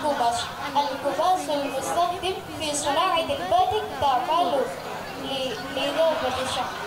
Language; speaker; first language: Arabic; non-native, learner; Indonesian